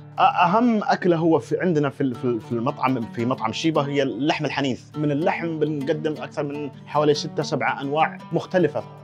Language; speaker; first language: Arabic; early bilingual, heritage; Arabic